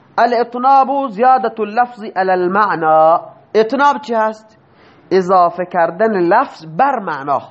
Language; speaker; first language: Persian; non-native, local second language; Baluchi